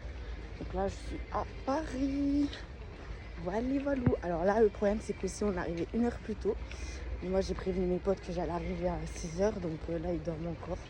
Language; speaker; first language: French; native; French